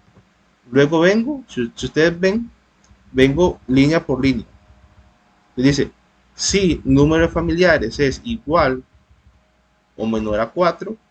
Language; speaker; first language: Spanish; native; Spanish